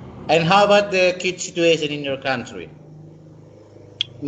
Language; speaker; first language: English; non-native, learner; Indonesian